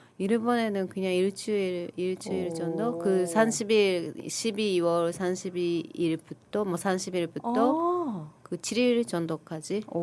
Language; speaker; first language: Korean; non-native, learner; Japanese